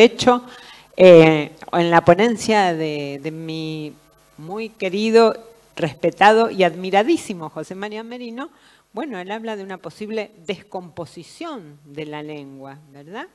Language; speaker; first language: Spanish; native; Spanish